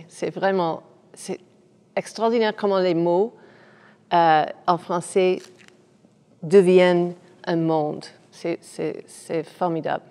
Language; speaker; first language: French; non-native, fluent; English